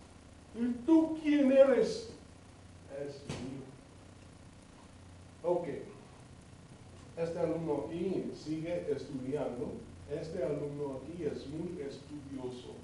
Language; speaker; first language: Spanish; non-native, fluent; English